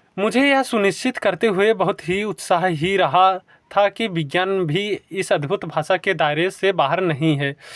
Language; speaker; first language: Hindi; native; Hindi